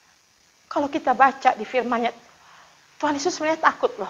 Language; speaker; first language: Indonesian; native; Indonesian